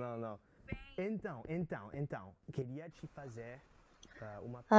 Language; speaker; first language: Portuguese; non-native, learner; English